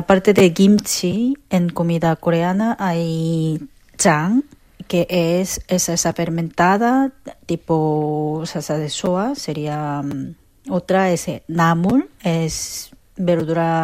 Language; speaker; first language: Spanish; non-native, fluent; Korean